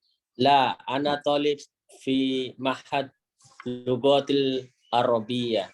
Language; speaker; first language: Arabic; non-native, learner; Indonesian